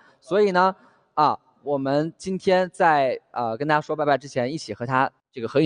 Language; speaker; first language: Chinese; native; Chinese